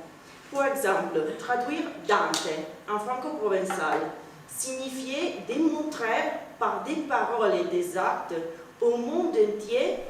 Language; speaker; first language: French; non-native, fluent; Italian